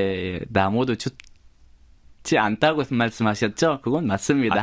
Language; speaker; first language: Korean; non-native, fluent; Arabic